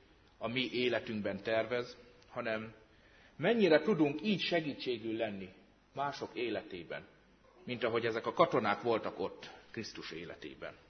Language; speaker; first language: Hungarian; native; Hungarian